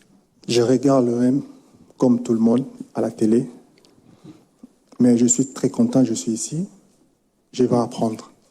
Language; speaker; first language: French; non-native, local second language; Lingala